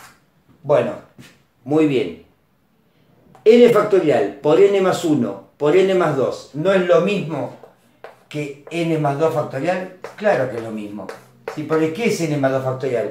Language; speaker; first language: Spanish; native; Spanish